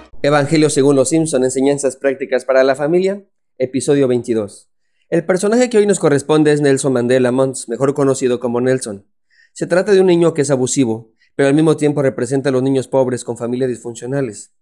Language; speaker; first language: Spanish; native; Spanish